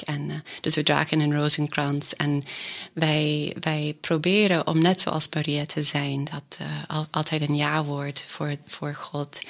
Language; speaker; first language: Dutch; non-native, fluent; English